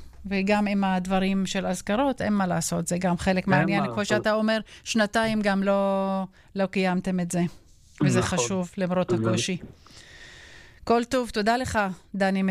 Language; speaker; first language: Hebrew; non-native, local second language; Arabic